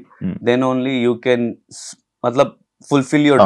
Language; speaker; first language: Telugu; non-native, local second language; Hindi